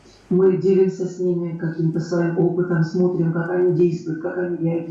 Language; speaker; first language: Russian; native; Russian